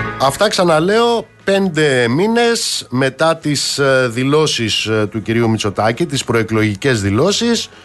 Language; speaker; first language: Greek; native; Greek